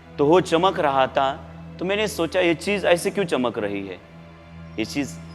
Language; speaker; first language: Hindi; non-native, local second language; Marathi